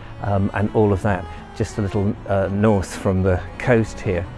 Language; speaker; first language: English; native; English